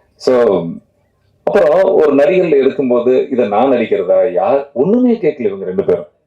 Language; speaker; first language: Tamil; native; Tamil